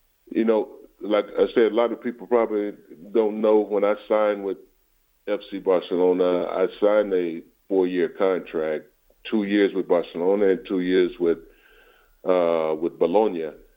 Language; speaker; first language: English; native; English